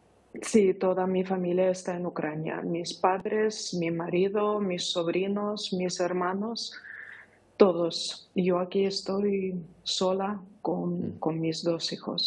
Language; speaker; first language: Spanish; non-native, fluent; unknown